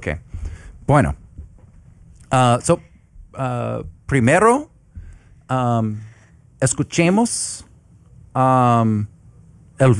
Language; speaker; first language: Spanish; non-native, learner; English